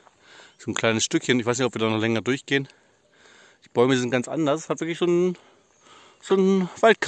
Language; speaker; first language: German; native; German